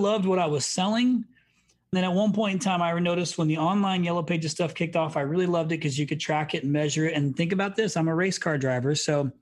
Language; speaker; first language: English; native; English